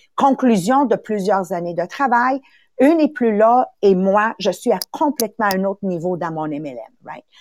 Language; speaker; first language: French; early bilingual, other home language; Italian